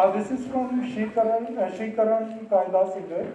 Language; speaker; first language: English; non-native, local second language; Marathi